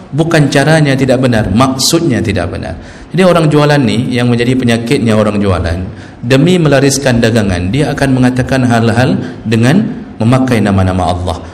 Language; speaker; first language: Malay; non-native, local second language; Achinese